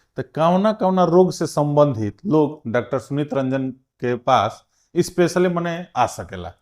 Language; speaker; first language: Bhojpuri; native; Bhojpuri